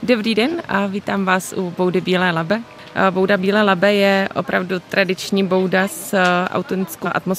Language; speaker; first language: Czech; native; Czech